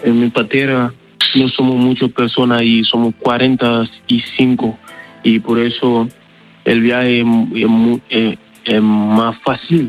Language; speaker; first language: Spanish; non-native, learner; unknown